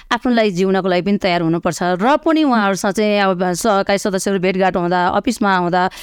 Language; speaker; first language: Nepali; native; Nepali